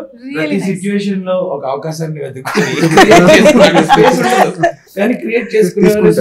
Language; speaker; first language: Telugu; native; Telugu